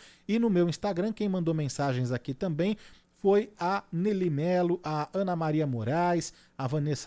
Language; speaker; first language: Portuguese; native; Portuguese